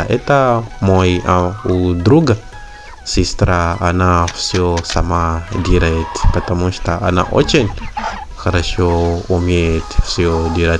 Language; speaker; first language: Russian; non-native, learner; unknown